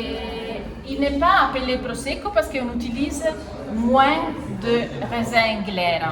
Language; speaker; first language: French; non-native, fluent; Italian